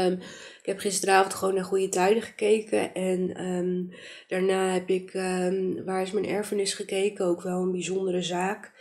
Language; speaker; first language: Dutch; native; Dutch